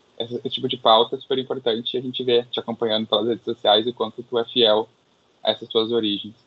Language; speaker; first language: Portuguese; native; Portuguese